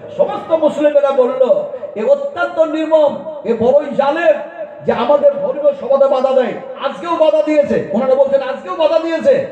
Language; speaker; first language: Bangla; non-native, local second language; Urdu